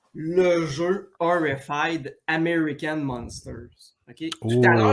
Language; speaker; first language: French; native; French